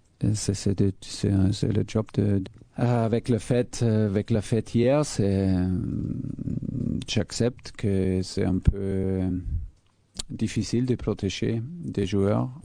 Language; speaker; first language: French; non-native, fluent; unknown